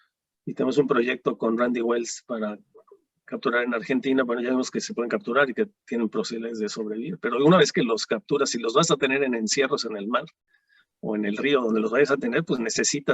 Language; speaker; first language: Spanish; native; Spanish